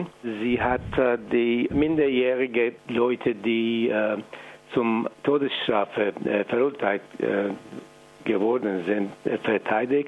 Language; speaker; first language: German; non-native, fluent; Persian